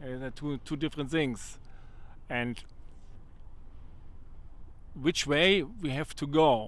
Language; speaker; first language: English; non-native, learner; German